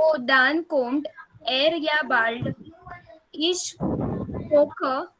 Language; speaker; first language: German; non-native, learner; Marathi